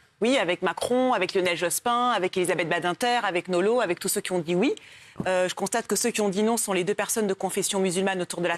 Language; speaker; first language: French; native; French